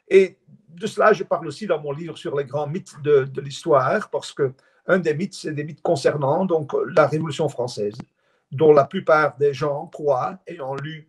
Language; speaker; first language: French; non-native, fluent; Dutch